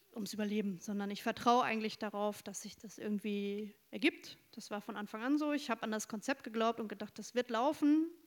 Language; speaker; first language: German; native; German